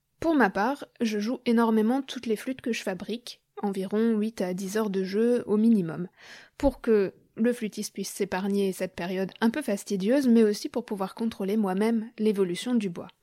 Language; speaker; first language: French; native; French